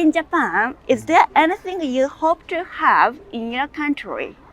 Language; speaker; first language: English; non-native, learner; Japanese